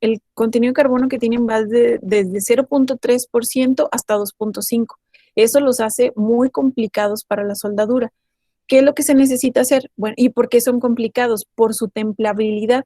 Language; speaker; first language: Spanish; native; Spanish